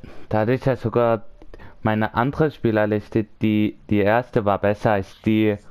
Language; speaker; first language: German; native; German